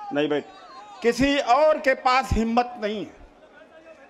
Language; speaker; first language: Hindi; native; Hindi